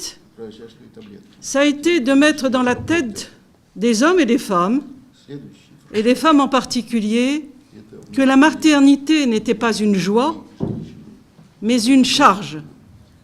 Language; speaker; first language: French; native; French